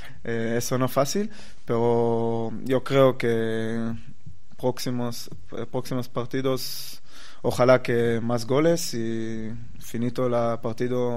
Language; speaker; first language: Spanish; non-native, learner; Hebrew